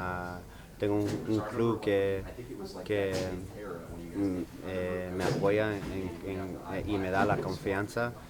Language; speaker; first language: Spanish; early bilingual, heritage; English